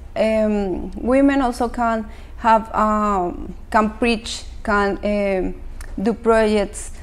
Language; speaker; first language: English; non-native, fluent; Spanish